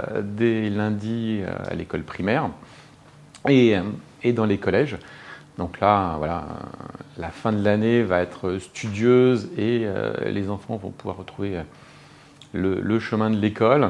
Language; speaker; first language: French; native; French